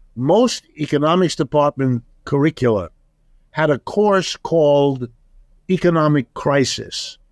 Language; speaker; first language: English; early bilingual, other home language; German